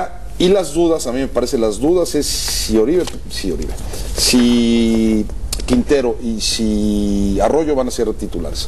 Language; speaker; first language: Spanish; native; Spanish